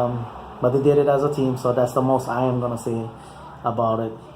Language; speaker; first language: English; native; English